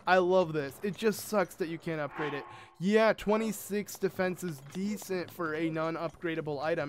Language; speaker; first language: English; native; English